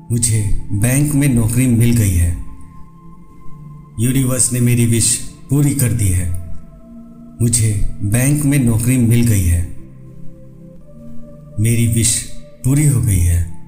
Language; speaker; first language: Hindi; native; Hindi